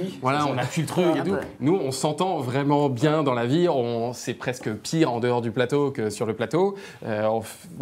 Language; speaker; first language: French; native; French